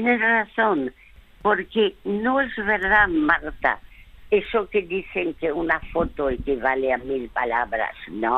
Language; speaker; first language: Spanish; early bilingual, other home language; French